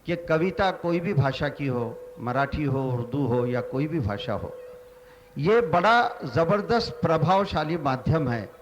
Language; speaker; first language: Hindi; non-native, local second language; Marathi